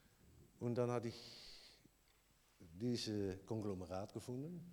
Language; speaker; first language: German; non-native, learner; Dutch